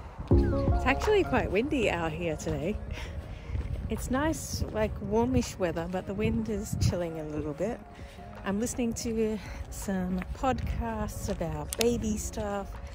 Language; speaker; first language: English; native; English